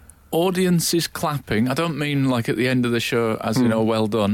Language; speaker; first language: English; native; English